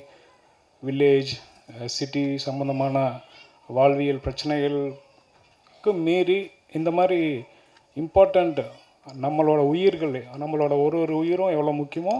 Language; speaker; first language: Tamil; native; Tamil